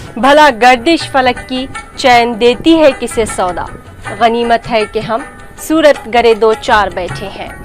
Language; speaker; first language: Urdu; native; Urdu